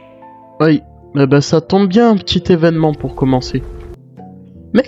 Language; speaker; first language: French; native; French